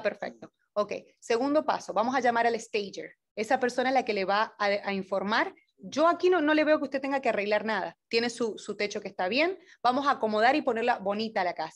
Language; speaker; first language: Spanish; native; Spanish